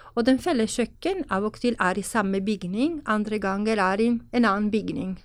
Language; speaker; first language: Norwegian; non-native, fluent; Italian